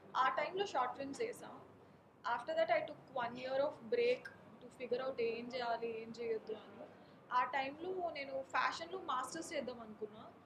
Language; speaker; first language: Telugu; non-native, local second language; Marathi